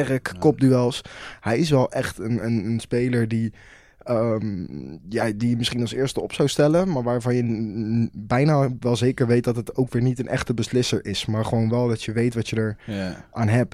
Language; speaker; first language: Dutch; native; Dutch